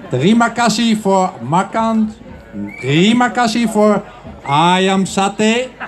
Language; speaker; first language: Indonesian; non-native, learner; Dutch